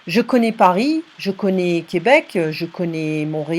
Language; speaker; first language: French; non-native, fluent; English